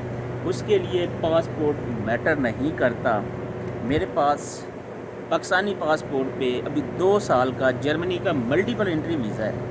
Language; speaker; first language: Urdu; non-native, local second language; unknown